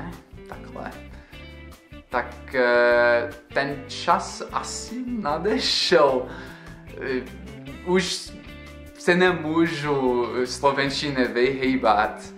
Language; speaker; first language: Czech; non-native, fluent; English